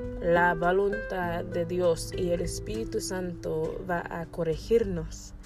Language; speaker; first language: Spanish; non-native, learner; English